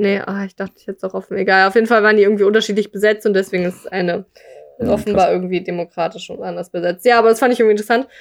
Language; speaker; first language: German; native; German